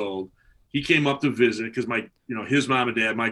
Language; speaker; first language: English; native; English